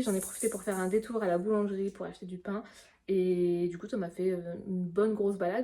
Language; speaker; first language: French; native; French